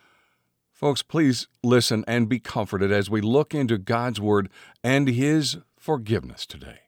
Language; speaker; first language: English; native; English